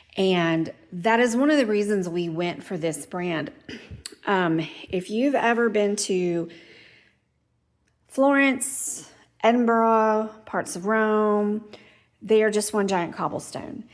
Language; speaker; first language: English; native; English